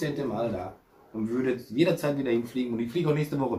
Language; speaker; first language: German; native; German